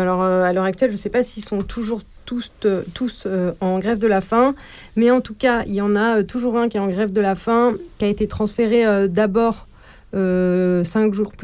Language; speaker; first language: French; native; French